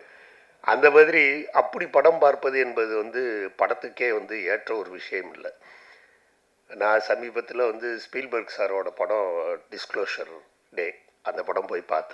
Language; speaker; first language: Tamil; native; Tamil